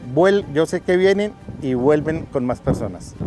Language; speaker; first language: Spanish; native; Spanish